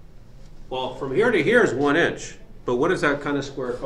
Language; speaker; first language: English; native; English